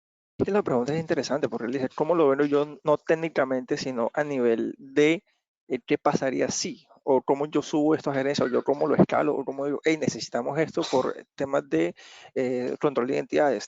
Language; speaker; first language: Spanish; native; Spanish